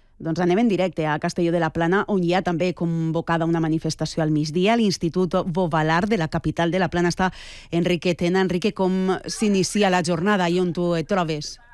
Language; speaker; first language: Catalan; native; Catalan